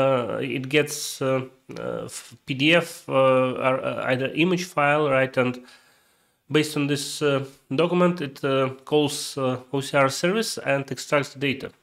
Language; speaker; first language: English; non-native, fluent; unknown